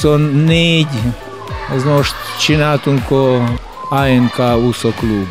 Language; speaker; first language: Hungarian; non-native, learner; Russian